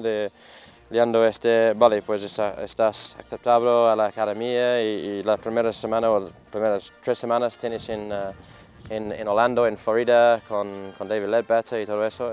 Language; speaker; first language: Spanish; non-native, fluent; English